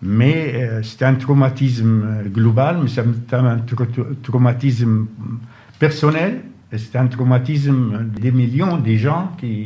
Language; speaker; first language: French; non-native, fluent; Arabic